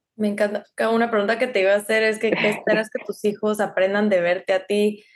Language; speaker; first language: Spanish; native; Spanish